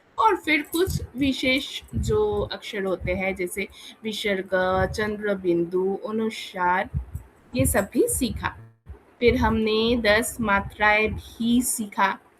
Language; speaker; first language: Hindi; non-native, local second language; Bangla